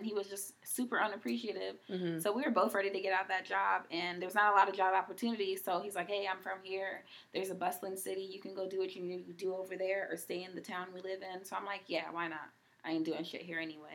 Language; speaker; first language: English; non-native, fluent; Haitian Creole